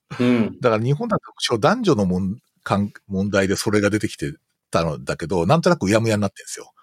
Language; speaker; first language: Japanese; native; Japanese